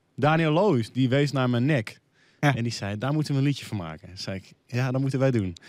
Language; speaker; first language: Dutch; native; Dutch